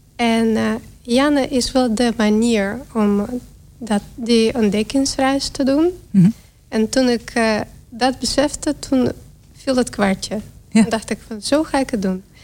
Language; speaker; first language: Dutch; non-native, fluent; Russian